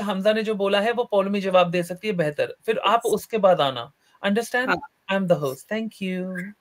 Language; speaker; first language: Hindi; native; Hindi